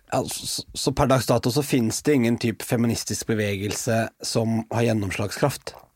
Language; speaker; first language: Norwegian; native; Norwegian